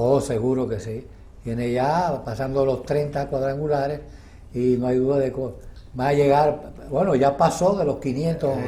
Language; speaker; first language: Spanish; native; Spanish